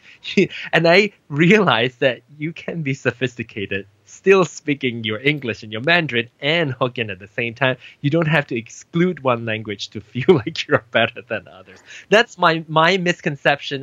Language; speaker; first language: English; non-native, local second language; Min Nan Chinese